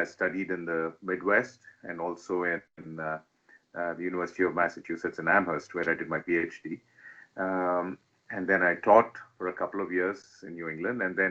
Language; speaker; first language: English; non-native, local second language; Telugu